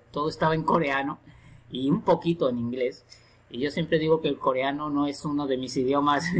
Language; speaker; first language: Spanish; native; Spanish